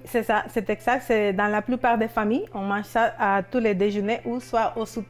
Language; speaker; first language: French; non-native, fluent; Spanish